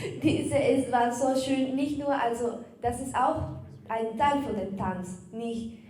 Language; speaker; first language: German; non-native, learner; Spanish